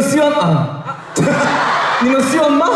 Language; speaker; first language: Chinese; non-native, learner; Korean